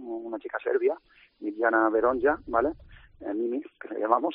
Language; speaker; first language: Spanish; native; Spanish